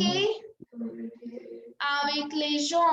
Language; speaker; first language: French; non-native, fluent; Hindi